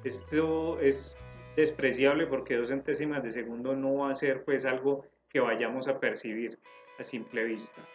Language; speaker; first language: Spanish; native; Spanish